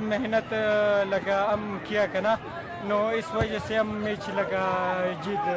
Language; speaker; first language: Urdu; non-native, local second language; Pashto